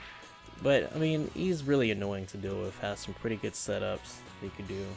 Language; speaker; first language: English; native; English